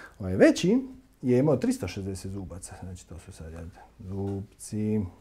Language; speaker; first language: Croatian; native; Croatian